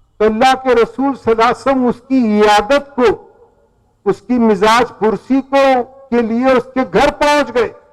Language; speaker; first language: Urdu; native; Urdu